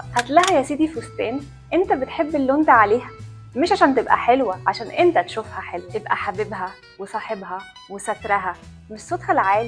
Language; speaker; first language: Arabic; native; Arabic